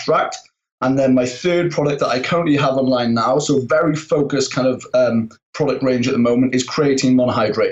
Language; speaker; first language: English; native; English